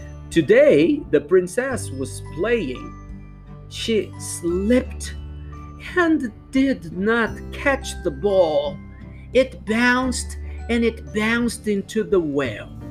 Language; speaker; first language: English; non-native, fluent; Portuguese